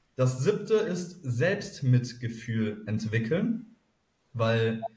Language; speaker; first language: German; native; German